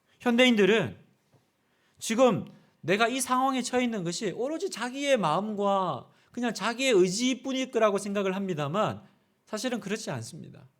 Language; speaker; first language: Korean; native; Korean